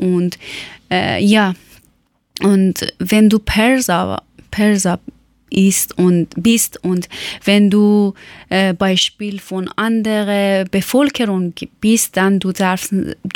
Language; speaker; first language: German; non-native, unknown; Persian